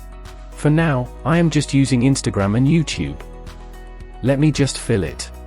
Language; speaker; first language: English; non-native, local second language; Hindi